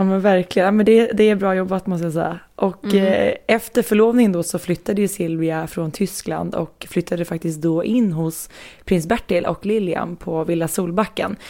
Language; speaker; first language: Swedish; native; Swedish